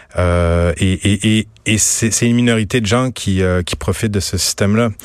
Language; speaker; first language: French; native; French